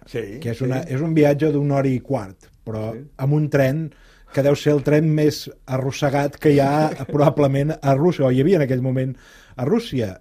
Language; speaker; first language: Catalan; native; Catalan